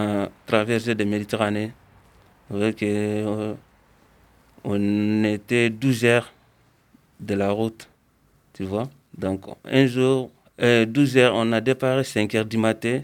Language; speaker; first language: French; non-native, learner; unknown